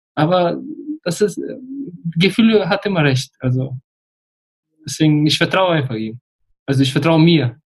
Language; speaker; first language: German; early bilingual, other home language; Russian